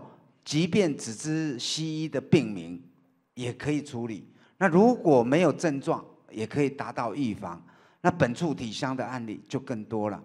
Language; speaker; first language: Chinese; native; Chinese